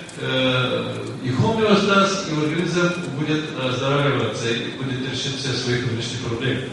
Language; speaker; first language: Russian; non-native, learner; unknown